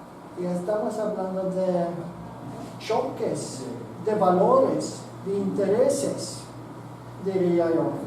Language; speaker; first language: Spanish; non-native, fluent; Swedish